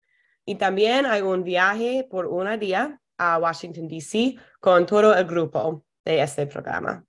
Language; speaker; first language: Spanish; non-native, fluent; English